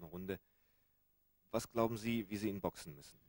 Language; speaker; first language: German; native; German